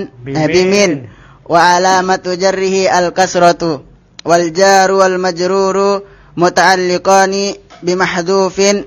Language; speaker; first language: Arabic; non-native, learner; Indonesian